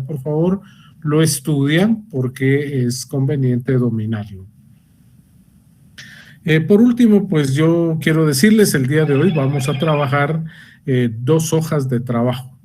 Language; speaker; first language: Spanish; native; Spanish